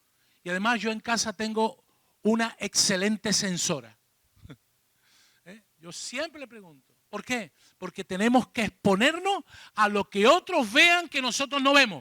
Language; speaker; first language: Spanish; native; Spanish